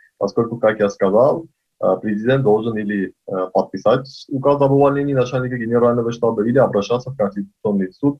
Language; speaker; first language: Russian; non-native, local second language; Armenian